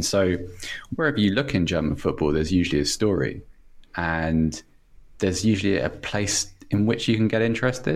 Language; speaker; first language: English; native; English